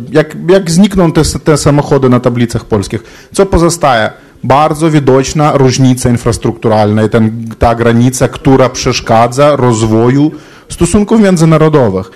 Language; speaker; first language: Polish; non-native, fluent; Ukrainian